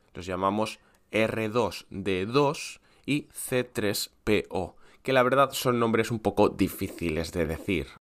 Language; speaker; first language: Spanish; native; Spanish